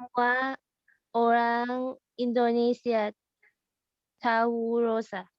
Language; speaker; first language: Indonesian; non-native, learner; Thai